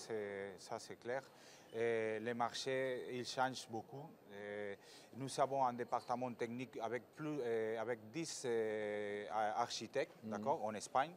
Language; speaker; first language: French; non-native, fluent; Spanish